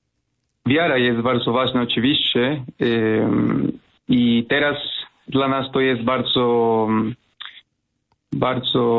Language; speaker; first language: Polish; non-native, fluent; Spanish